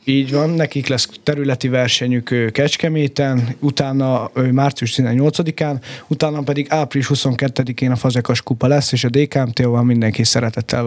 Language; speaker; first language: Hungarian; native; Hungarian